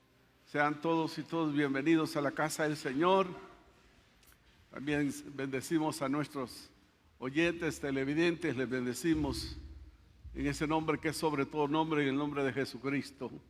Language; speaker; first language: Spanish; native; Spanish